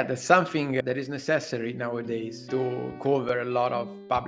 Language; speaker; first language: English; non-native, fluent; Italian